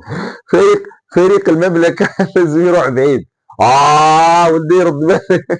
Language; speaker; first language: Arabic; native; Arabic